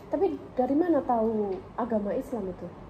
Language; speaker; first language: Indonesian; early bilingual, heritage; English